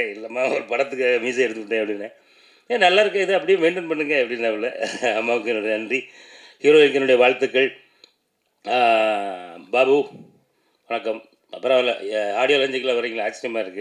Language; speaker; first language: Tamil; native; Tamil